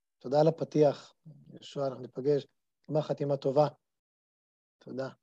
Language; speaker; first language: Hebrew; native; Hebrew